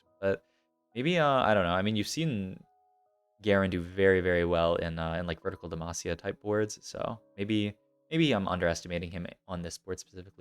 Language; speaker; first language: English; native; English